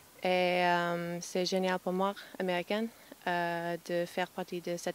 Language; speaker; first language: French; non-native, fluent; English